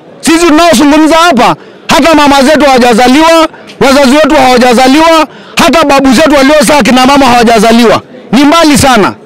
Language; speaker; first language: Swahili; non-native, local second language; Masai